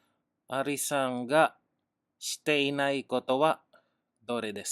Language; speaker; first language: Japanese; non-native, learner; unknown